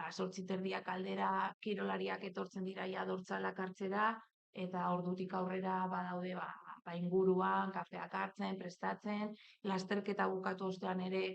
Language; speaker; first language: Basque; native; Basque